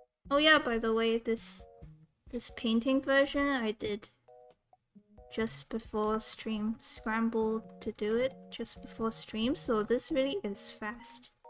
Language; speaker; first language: English; non-native, local second language; Cantonese